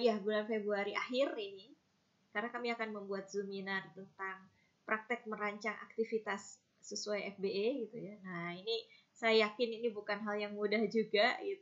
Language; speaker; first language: Indonesian; native; Indonesian